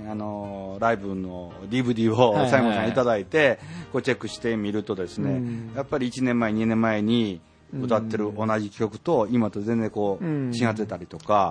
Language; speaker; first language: Japanese; native; Japanese